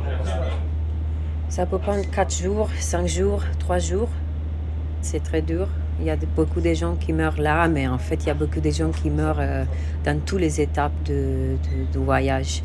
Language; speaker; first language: French; non-native, fluent; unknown